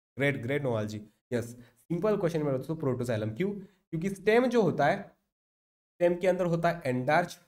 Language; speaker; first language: Hindi; non-native, local second language; Marathi